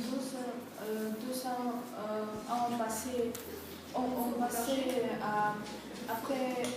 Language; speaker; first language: French; non-native, learner; Russian